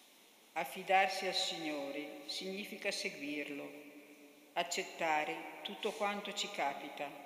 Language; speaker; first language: Italian; native; Italian